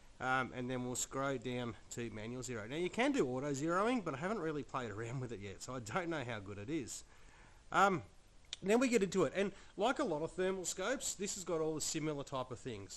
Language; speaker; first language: English; native; English